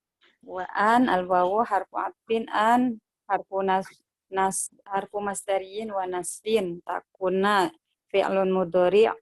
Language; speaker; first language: Arabic; non-native, learner; Indonesian